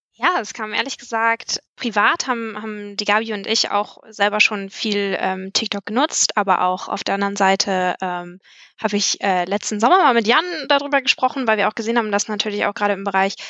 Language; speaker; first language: German; native; German